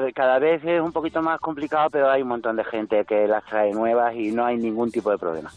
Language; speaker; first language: Spanish; native; Spanish